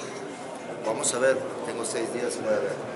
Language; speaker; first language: Spanish; non-native, fluent; Croatian